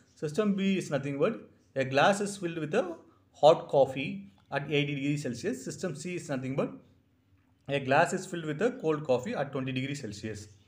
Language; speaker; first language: English; non-native, local second language; Tamil